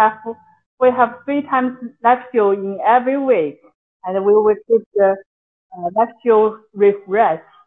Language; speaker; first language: English; non-native, local second language; Chinese